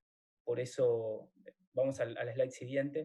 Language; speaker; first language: Spanish; native; Spanish